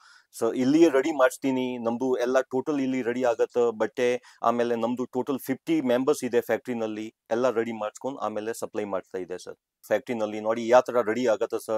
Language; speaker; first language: Kannada; non-native, local second language; Telugu